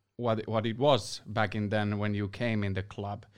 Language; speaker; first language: English; non-native, fluent; Finnish